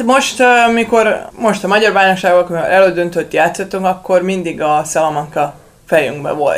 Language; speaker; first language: Hungarian; non-native, learner; Serbian